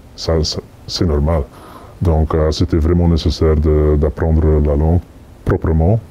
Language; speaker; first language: French; non-native, fluent; English